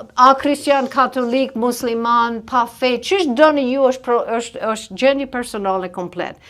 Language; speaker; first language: Albanian; non-native, fluent; English